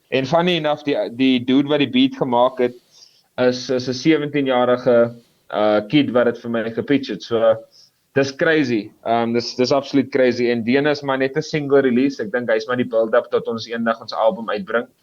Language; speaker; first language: Afrikaans; native; Afrikaans